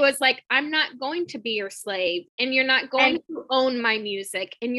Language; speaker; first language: English; native; English